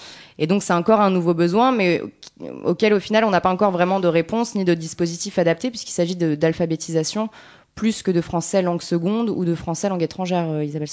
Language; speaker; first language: French; native; French